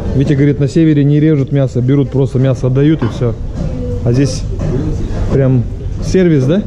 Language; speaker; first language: Russian; native; Russian